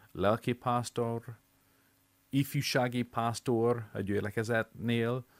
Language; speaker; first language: Hungarian; non-native, fluent; English